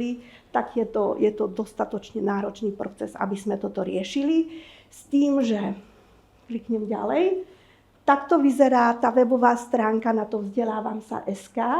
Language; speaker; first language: Slovak; native; Slovak